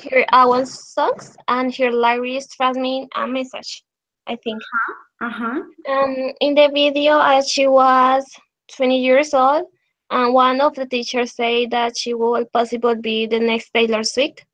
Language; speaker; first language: English; non-native, learner; Spanish